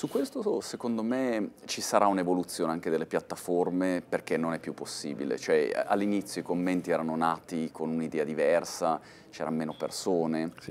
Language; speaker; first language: Italian; native; Italian